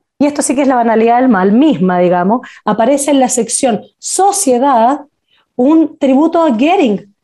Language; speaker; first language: Spanish; native; Spanish